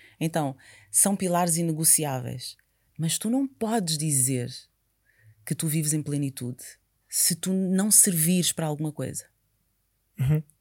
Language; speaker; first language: Portuguese; native; Portuguese